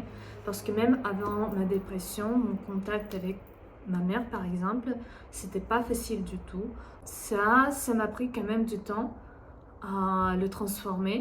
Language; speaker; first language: French; non-native, fluent; Russian